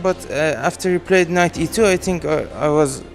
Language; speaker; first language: English; non-native, fluent; Persian